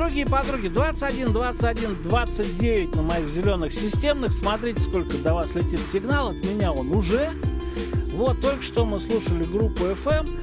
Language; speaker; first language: Russian; native; Russian